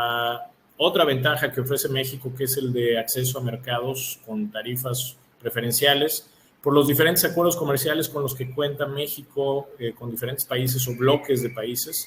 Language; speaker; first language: Spanish; native; Spanish